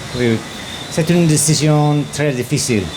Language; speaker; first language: French; non-native, learner; English